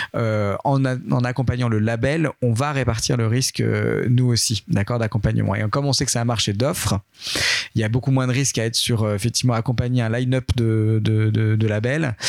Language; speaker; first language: French; native; French